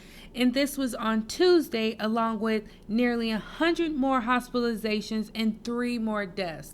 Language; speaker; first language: English; native; English